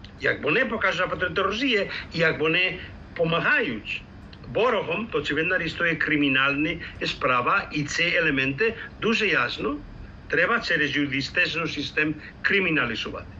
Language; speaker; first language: Ukrainian; non-native, fluent; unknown